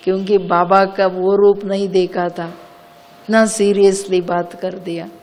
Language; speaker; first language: Hindi; non-native, local second language; Kannada